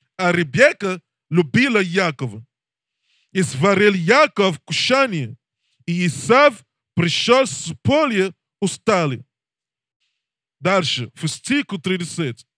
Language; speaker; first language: Russian; non-native, learner; English